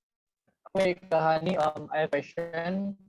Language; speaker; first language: English; non-native, learner; Indonesian